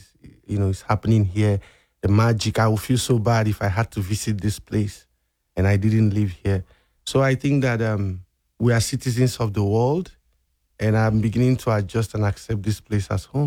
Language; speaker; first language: English; non-native, local second language; Igbo